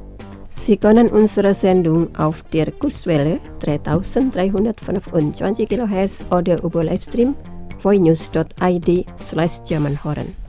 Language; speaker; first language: German; non-native, learner; Indonesian